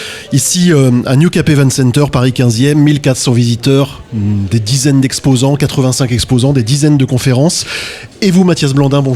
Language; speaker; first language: French; native; French